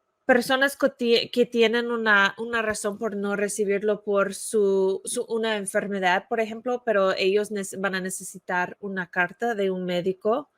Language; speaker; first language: Spanish; non-native, fluent; English